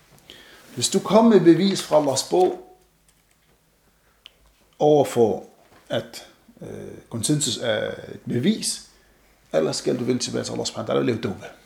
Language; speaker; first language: Danish; non-native, fluent; Arabic